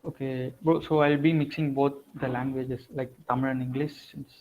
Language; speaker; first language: English; non-native, local second language; Tamil